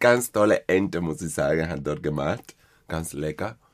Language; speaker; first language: German; non-native, fluent; Spanish